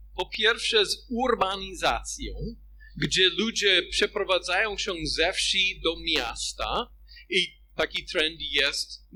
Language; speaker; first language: Polish; non-native, fluent; English